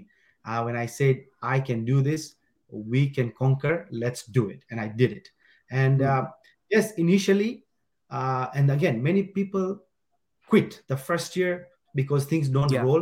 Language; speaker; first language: English; non-native, local second language; Gujarati